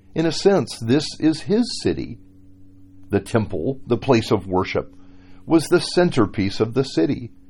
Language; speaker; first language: English; native; English